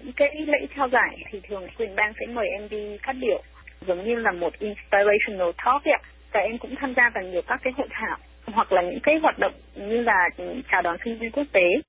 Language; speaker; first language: Vietnamese; native; Vietnamese